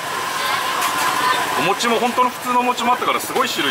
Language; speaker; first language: Japanese; native; Japanese